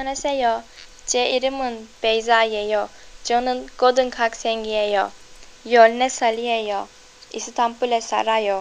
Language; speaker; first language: Korean; non-native, learner; Turkish